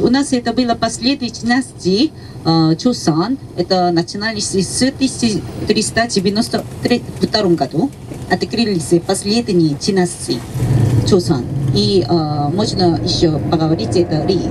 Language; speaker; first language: Russian; non-native, learner; Korean